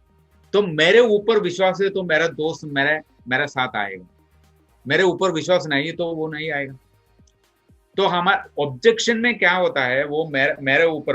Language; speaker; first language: Hindi; non-native, local second language; Malayalam